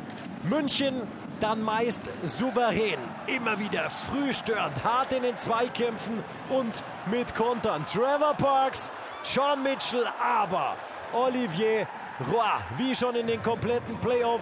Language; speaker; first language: German; native; German